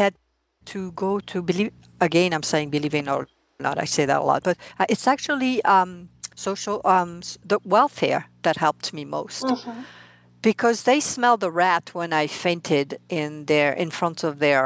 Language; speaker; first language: English; non-native, fluent; French